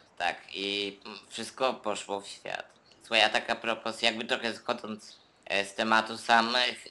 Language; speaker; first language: Polish; native; Polish